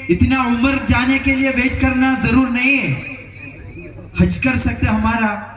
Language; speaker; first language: Urdu; non-native, local second language; Malayalam